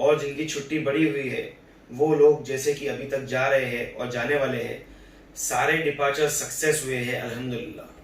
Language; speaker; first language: Hindi; native; Hindi